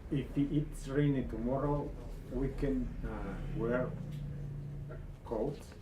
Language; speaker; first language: English; non-native, learner; Spanish